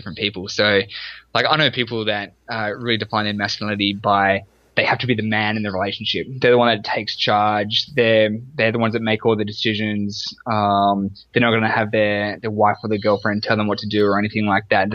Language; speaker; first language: English; native; English